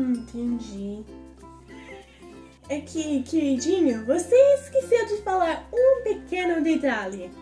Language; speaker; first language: Portuguese; non-native, fluent; English